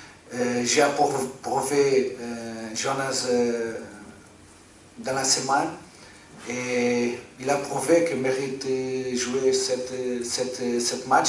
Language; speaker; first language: French; non-native, fluent; Portuguese